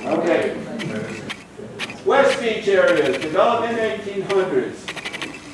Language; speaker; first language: English; native; English